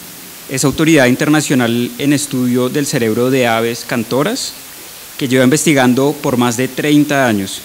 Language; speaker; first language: Spanish; native; Spanish